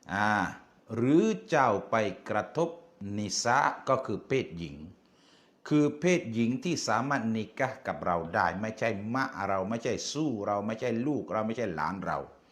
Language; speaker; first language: Thai; non-native, local second language; Malay